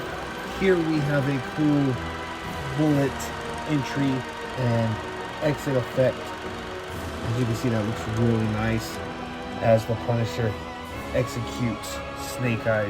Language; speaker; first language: English; native; English